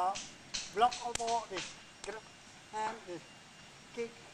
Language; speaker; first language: English; non-native, learner; Indonesian